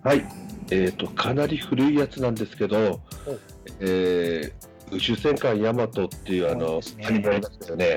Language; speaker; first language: Japanese; native; Japanese